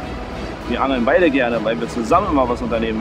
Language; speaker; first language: German; native; German